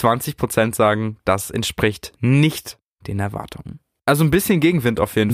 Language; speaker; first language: German; native; German